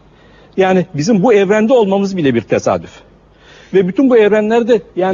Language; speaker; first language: Turkish; native; Turkish